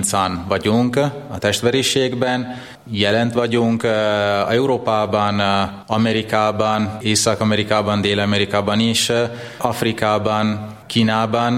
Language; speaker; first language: Hungarian; non-native, fluent; Italian